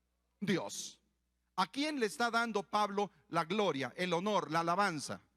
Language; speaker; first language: Spanish; native; Spanish